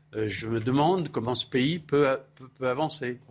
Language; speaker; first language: French; native; French